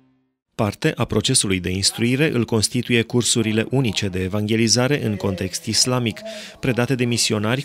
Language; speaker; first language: Romanian; native; Romanian